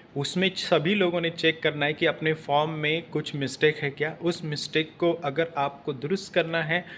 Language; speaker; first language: Hindi; non-native, local second language; Marathi